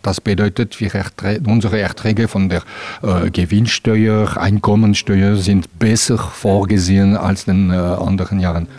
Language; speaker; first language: German; non-native, local second language; French